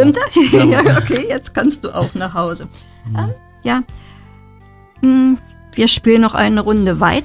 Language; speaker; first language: German; native; German